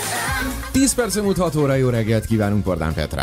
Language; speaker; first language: Hungarian; native; Hungarian